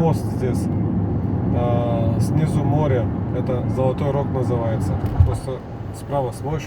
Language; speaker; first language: Russian; non-native, local second language; Kyrgyz